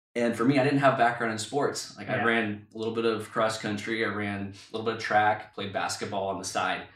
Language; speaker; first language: English; native; English